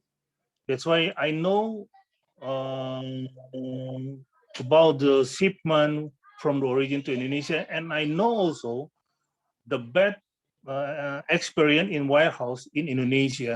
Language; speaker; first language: English; non-native, fluent; Indonesian